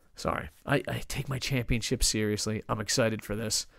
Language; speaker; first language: English; native; English